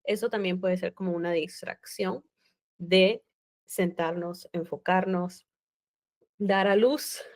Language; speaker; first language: Spanish; native; Spanish